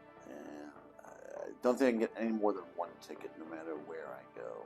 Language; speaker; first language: English; native; English